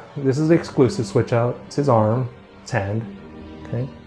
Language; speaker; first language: English; native; English